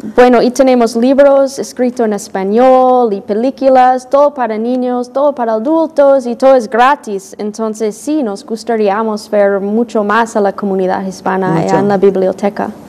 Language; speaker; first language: Spanish; non-native, fluent; English